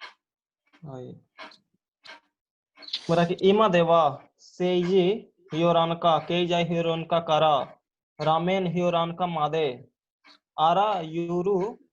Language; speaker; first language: Japanese; non-native, learner; Hindi